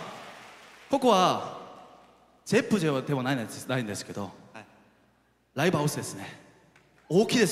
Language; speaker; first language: Japanese; non-native, fluent; Korean